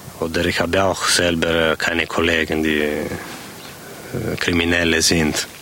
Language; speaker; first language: German; non-native, fluent; Italian